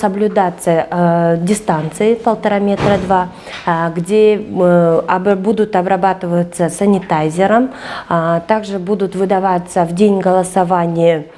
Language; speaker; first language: Russian; non-native, local second language; Kyrgyz